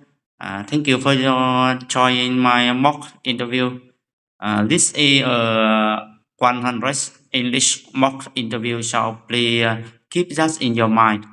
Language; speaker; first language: English; non-native, fluent; Vietnamese